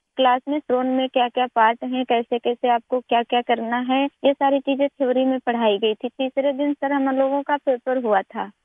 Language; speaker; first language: Hindi; native; Hindi